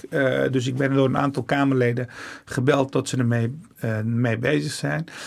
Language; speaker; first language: Dutch; early bilingual, other home language; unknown